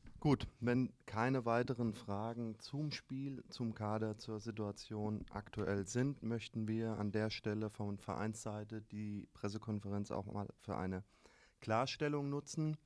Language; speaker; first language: German; native; German